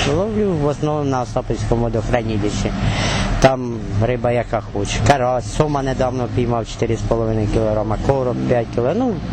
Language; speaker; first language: Ukrainian; native; Ukrainian